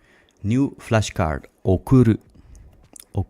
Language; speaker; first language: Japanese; non-native, learner; Italian